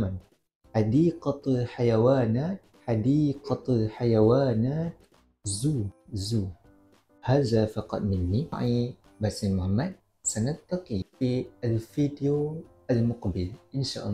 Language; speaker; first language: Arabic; non-native, fluent; Malay